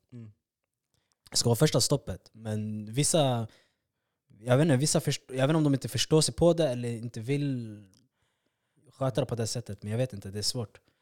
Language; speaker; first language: Swedish; early bilingual, other home language; Somali